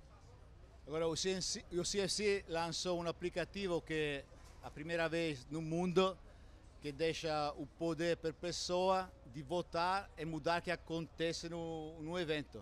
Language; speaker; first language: Portuguese; non-native, fluent; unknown